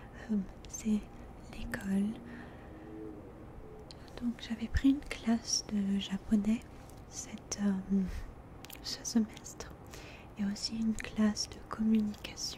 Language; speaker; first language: French; early bilingual, heritage; French